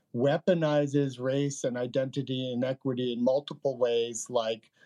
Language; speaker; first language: English; native; English